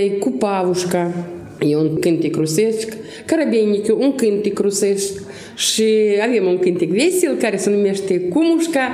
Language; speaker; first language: Romanian; non-native, local second language; Russian